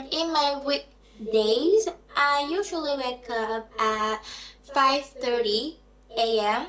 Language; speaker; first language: English; non-native, learner; Vietnamese